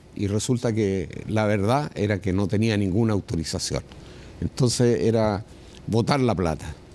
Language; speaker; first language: Spanish; native; Spanish